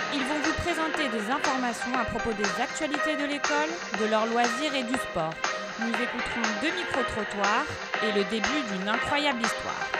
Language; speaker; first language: French; non-native, learner; Spanish